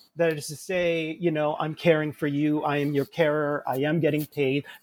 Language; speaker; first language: English; native; English